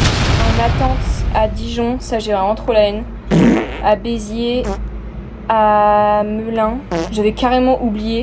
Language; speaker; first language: French; native; French